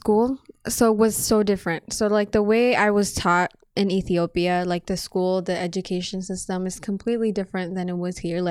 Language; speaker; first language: English; non-native, fluent; Amharic